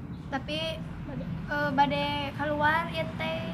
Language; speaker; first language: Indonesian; non-native, local second language; Sundanese